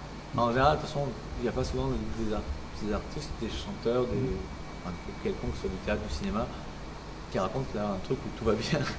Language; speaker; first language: French; native; French